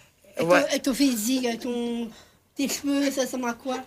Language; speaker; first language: French; native; French